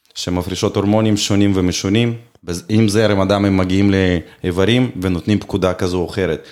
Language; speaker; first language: Hebrew; non-native, fluent; Russian